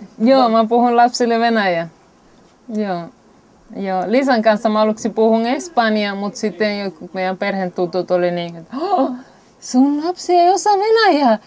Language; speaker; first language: Finnish; non-native, fluent; Spanish